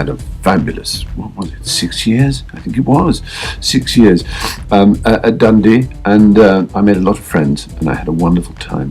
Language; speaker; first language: English; native; English